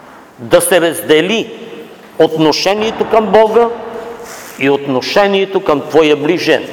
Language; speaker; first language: Bulgarian; native; Bulgarian